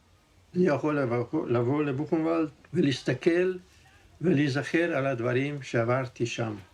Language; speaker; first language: Hebrew; non-native, fluent; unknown